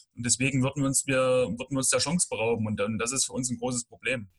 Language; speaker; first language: German; native; German